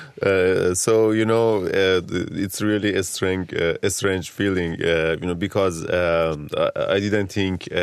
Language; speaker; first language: English; non-native, learner; Persian